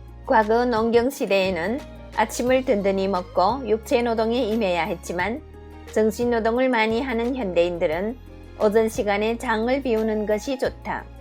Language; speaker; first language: Korean; native; Korean